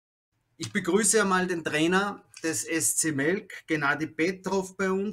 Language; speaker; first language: German; native; German